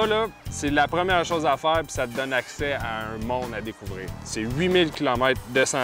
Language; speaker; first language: French; native; French